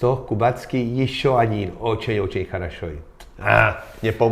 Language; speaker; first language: Russian; non-native, learner; Czech